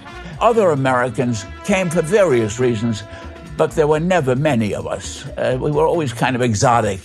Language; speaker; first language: English; native; English